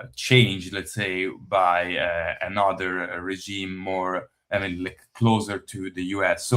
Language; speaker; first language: English; non-native, fluent; Italian